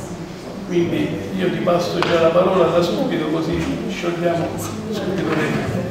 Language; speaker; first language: Italian; native; Italian